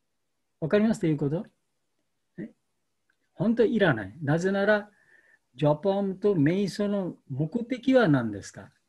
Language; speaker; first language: Japanese; non-native, fluent; Bangla